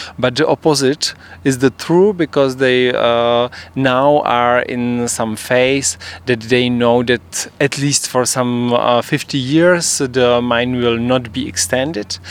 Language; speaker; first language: English; non-native, fluent; Czech